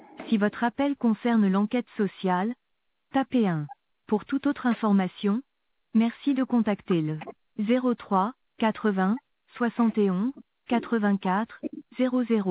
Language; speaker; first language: French; native; French